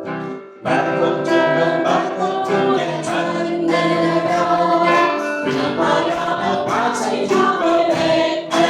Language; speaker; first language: Thai; native; Thai